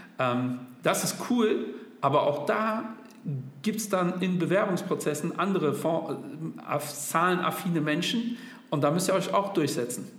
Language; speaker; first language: German; native; German